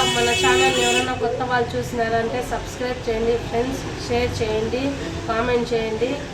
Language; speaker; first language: Telugu; non-native, local second language; Urdu